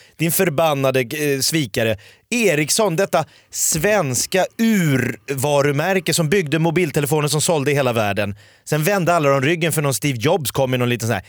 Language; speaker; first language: Swedish; native; Swedish